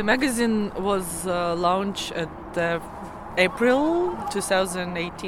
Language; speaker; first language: English; non-native, learner; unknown